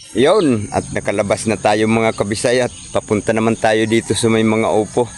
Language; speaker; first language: Filipino; non-native, local second language; Cebuano